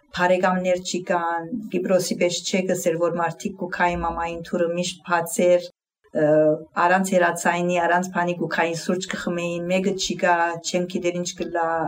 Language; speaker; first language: Armenian; early bilingual, heritage; Armenian